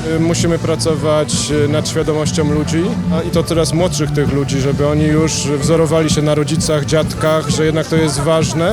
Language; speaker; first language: Polish; native; Polish